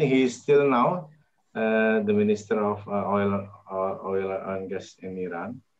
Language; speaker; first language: English; non-native, local second language; Indonesian